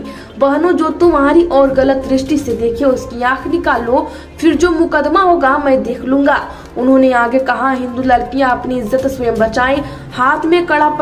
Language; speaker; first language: Hindi; native; Hindi